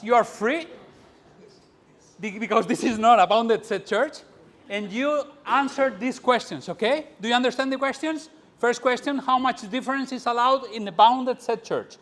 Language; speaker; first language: English; non-native, fluent; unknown